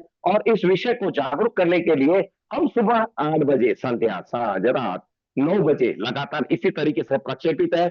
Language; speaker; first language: Hindi; native; Hindi